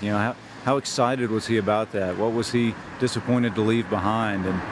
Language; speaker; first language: English; native; English